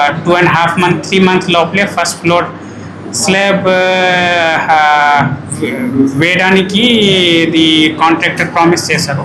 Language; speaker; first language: Telugu; non-native, fluent; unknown